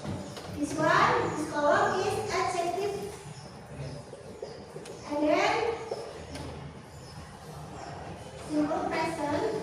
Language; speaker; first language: English; non-native, learner; Indonesian